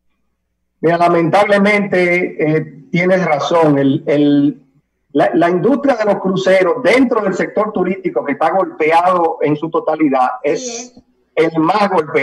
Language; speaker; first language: Spanish; native; Spanish